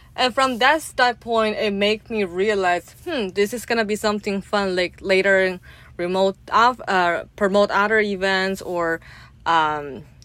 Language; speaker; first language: English; non-native, fluent; Chinese